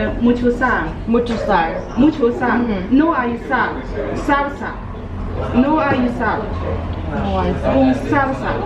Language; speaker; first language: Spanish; non-native, learner; Korean